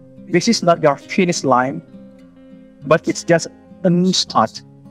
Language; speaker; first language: English; non-native, learner; Indonesian